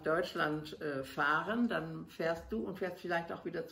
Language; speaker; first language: German; non-native, learner; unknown